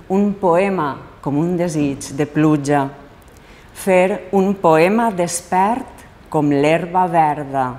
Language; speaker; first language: Catalan; native; Catalan